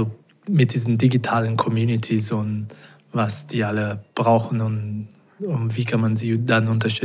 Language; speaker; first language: German; non-native, fluent; Portuguese